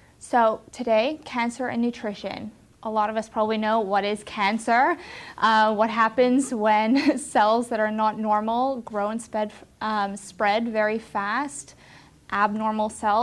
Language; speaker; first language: English; native; English